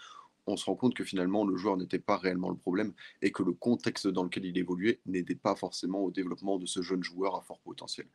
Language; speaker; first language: French; native; French